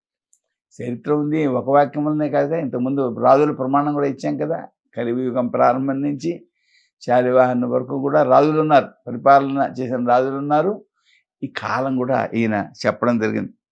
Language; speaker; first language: Telugu; native; Telugu